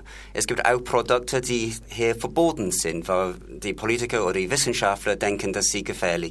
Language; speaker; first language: German; non-native, learner; English